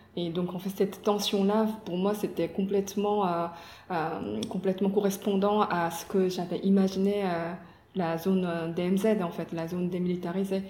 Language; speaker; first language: French; non-native, fluent; Korean